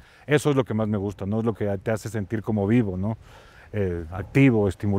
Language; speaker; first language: Spanish; native; Spanish